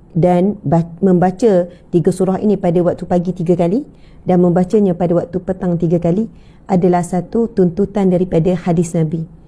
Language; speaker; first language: Malay; native; Malay